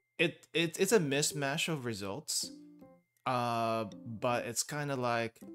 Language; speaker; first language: English; native; English